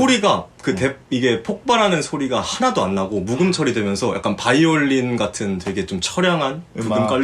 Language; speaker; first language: Korean; native; Korean